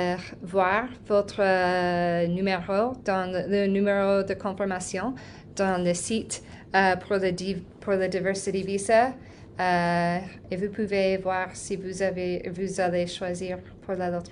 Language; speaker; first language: French; non-native, learner; English